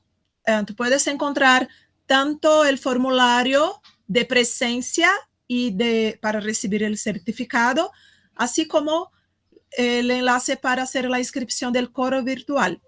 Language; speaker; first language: Spanish; non-native, fluent; Portuguese